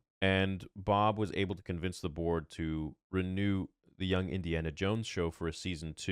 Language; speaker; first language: English; native; English